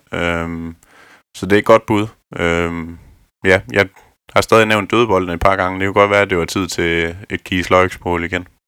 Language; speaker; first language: Danish; native; Danish